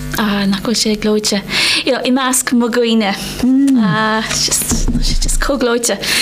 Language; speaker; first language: Irish; non-native, local second language; English